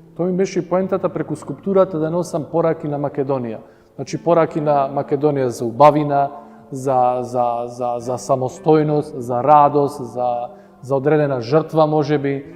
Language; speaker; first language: Macedonian; early bilingual, heritage; Macedonian